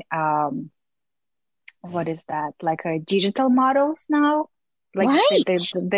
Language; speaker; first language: English; non-native, fluent; Russian